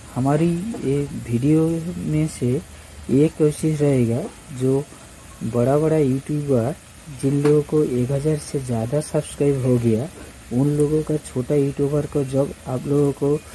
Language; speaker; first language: Hindi; non-native, local second language; Bangla